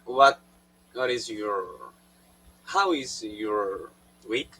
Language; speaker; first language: English; non-native, learner; Korean